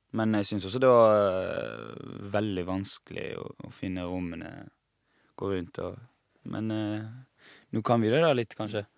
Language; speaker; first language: Norwegian; non-native, fluent; Persian